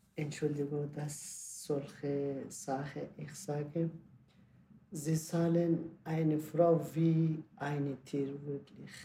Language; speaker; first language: German; non-native, learner; Persian